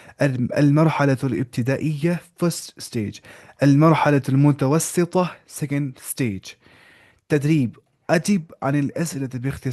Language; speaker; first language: Arabic; non-native, fluent; Urdu